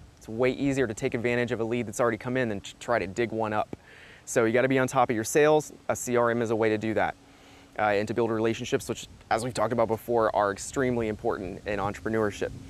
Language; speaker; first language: English; native; English